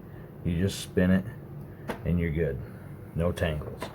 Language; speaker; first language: English; native; English